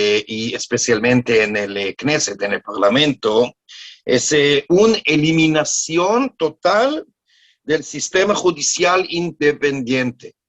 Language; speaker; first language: Spanish; non-native, learner; Hebrew